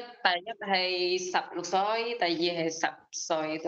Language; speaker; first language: Cantonese; non-native, learner; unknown